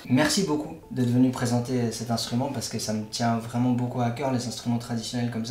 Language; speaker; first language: French; native; French